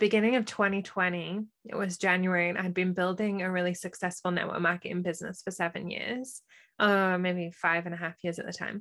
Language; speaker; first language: English; native; English